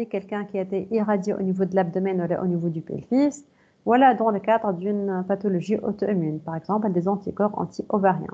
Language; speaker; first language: French; non-native, local second language; Arabic